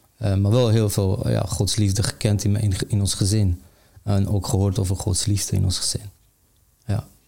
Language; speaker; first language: Dutch; early bilingual, other home language; Armenian